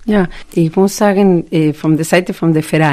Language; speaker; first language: German; non-native, fluent; Spanish